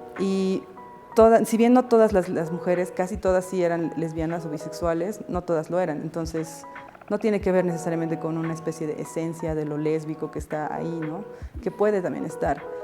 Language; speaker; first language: Spanish; early bilingual, other home language; Russian